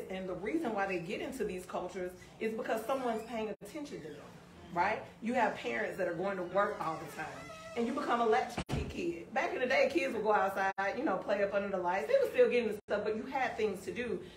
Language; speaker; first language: English; native; English